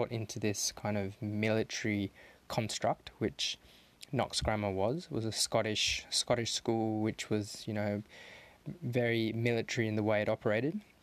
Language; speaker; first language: English; native; English